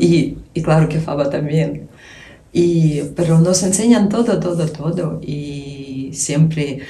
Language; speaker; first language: Spanish; non-native, fluent; Ukrainian